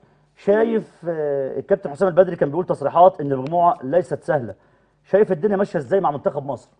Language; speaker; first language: Arabic; native; Arabic